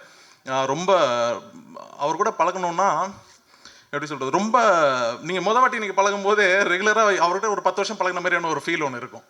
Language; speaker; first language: Tamil; native; Tamil